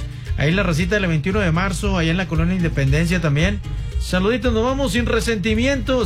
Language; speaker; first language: Spanish; native; Spanish